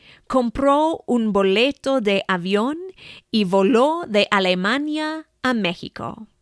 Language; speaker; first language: Spanish; non-native, fluent; English